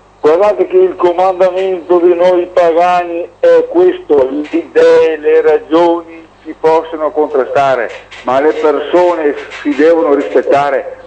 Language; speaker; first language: Italian; native; Italian